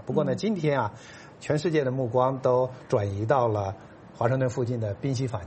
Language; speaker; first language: Chinese; native; Chinese